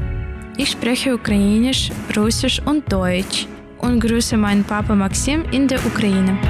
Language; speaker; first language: German; early bilingual, other home language; Ukrainian